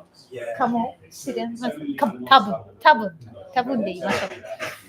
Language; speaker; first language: Japanese; non-native, learner; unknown